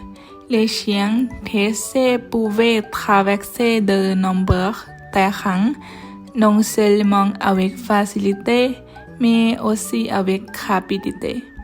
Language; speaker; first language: French; non-native, learner; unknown